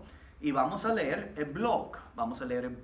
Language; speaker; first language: Spanish; non-native, fluent; English